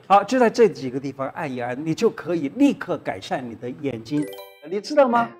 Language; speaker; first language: Chinese; native; Chinese